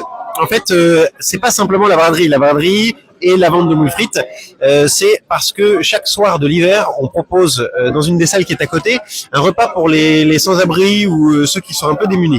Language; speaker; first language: French; native; French